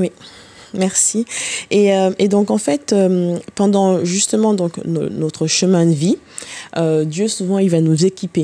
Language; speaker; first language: French; native; French